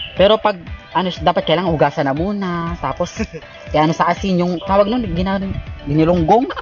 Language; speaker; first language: Filipino; non-native, local second language; Bikol